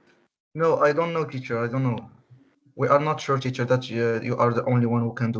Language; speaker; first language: English; non-native, learner; Arabic